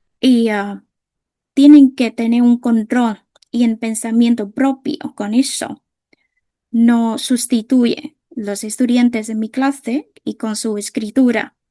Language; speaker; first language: Spanish; non-native, fluent; Vietnamese